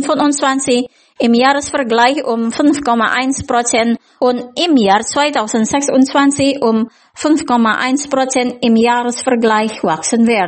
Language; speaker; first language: German; non-native, fluent; Indonesian